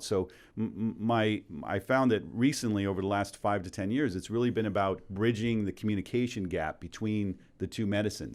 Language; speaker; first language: English; native; English